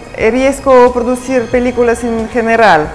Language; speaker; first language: Spanish; non-native, fluent; Italian